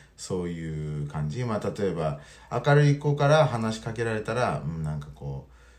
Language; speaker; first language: Japanese; non-native, fluent; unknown